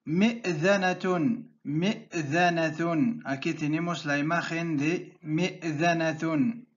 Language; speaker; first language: Spanish; non-native, fluent; Arabic